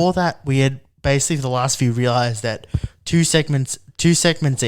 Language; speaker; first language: English; native; English